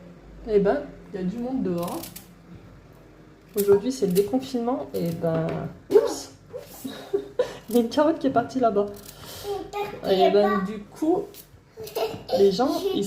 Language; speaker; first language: French; native; French